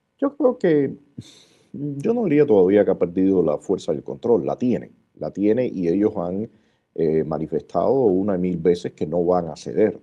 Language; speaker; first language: Spanish; native; Spanish